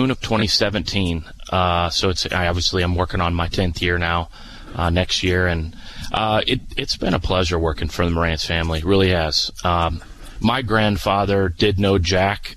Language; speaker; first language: English; native; English